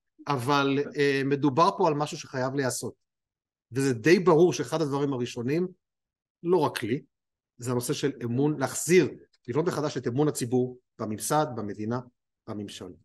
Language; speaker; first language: Hebrew; native; Hebrew